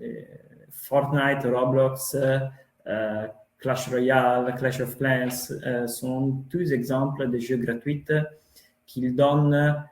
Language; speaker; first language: French; non-native, fluent; Italian